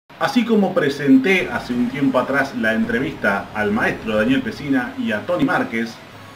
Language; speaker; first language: Spanish; native; Spanish